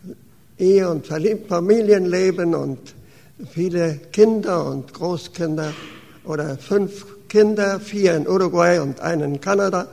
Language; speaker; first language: German; early bilingual, heritage; German